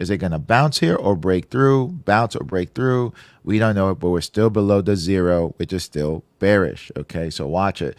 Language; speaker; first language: English; native; English